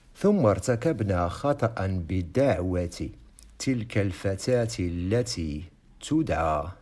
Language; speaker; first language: Arabic; non-native, fluent; Indonesian